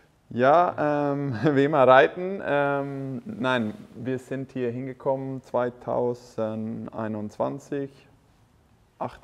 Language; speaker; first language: German; non-native, fluent; Swedish